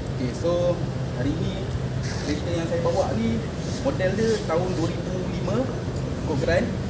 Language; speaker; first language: Malay; native; Malay